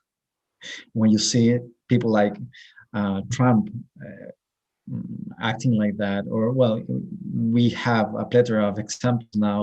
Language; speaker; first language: English; non-native, fluent; Spanish